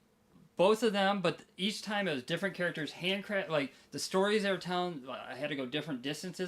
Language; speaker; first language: English; native; English